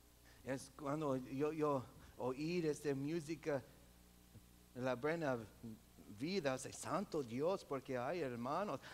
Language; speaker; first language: Spanish; non-native, local second language; English